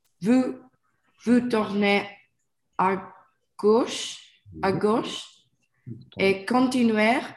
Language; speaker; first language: French; non-native, learner; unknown